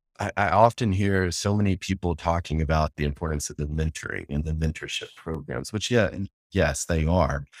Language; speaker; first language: English; native; English